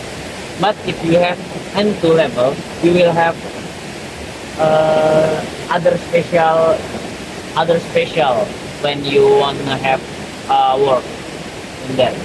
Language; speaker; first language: English; non-native, learner; Indonesian